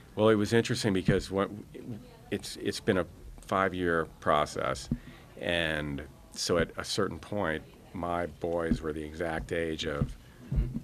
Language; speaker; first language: English; native; English